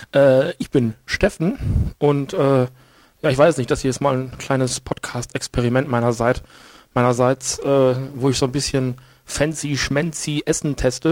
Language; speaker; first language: German; native; German